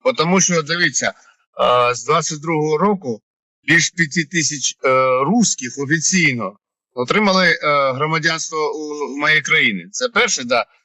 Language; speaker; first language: Ukrainian; non-native, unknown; Georgian